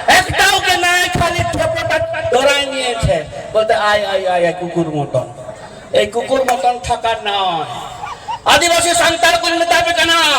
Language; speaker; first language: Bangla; non-native, local second language; Hindi